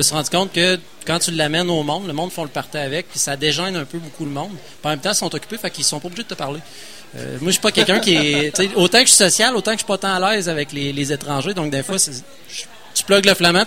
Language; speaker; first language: French; native; French